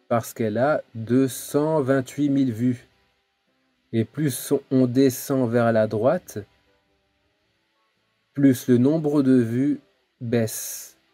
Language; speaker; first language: French; native; French